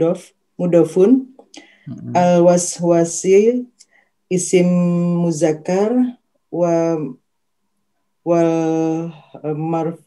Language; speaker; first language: Arabic; non-native, learner; Indonesian